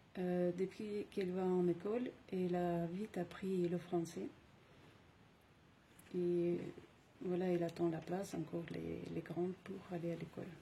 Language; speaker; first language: French; non-native, fluent; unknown